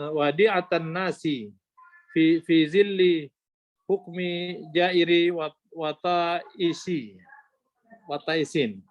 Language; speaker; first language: Arabic; non-native, learner; Indonesian